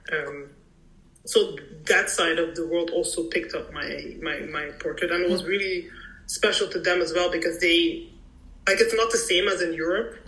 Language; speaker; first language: English; early bilingual, heritage; English